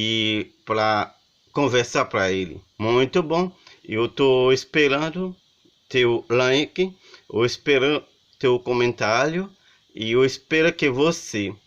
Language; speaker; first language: Portuguese; non-native, learner; Haitian Creole